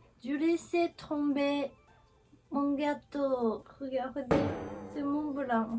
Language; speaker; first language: French; non-native, learner; Japanese